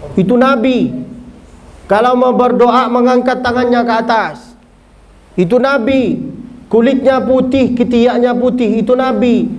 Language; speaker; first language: Malay; non-native, fluent; Arabic